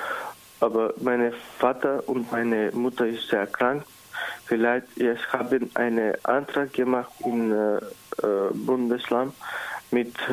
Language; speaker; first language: German; non-native, learner; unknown